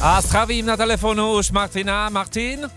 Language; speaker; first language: Czech; native; Czech